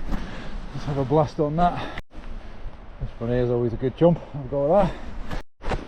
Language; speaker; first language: English; native; English